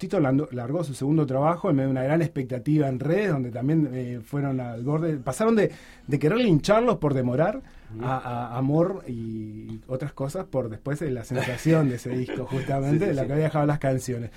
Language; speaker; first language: Spanish; native; Spanish